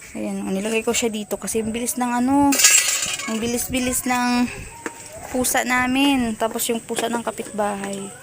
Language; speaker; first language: Filipino; non-native, local second language; Waray